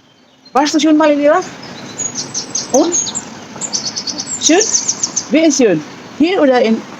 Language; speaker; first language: German; non-native, learner; Filipino